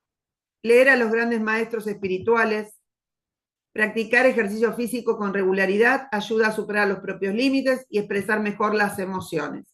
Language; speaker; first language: Spanish; native; Spanish